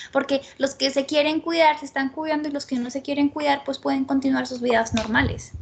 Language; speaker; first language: Spanish; native; Spanish